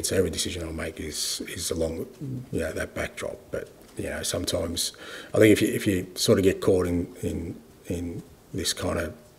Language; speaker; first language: English; native; English